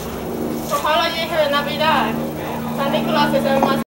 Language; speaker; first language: Spanish; non-native, learner; English